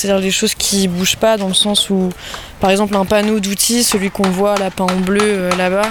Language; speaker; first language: French; native; French